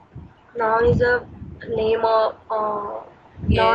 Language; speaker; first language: English; non-native, learner; Hindi